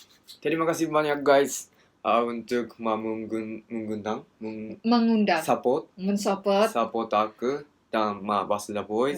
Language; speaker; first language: Indonesian; non-native, learner; Japanese